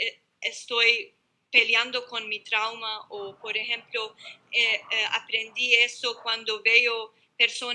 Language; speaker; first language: Spanish; non-native, learner; Arabic